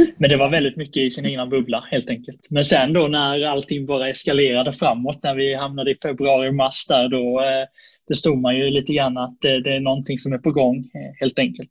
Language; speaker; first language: Swedish; native; Swedish